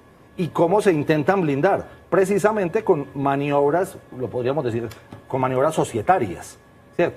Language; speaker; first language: Spanish; native; Spanish